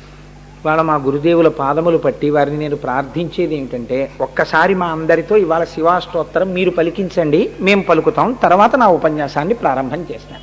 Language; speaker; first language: Telugu; native; Telugu